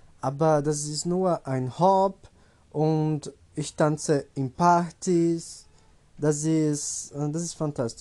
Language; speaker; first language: German; non-native, learner; Portuguese